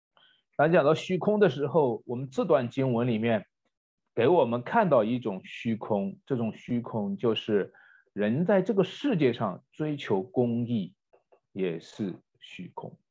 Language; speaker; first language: Chinese; native; Chinese